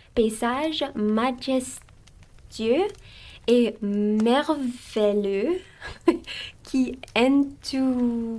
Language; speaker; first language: French; non-native, learner; English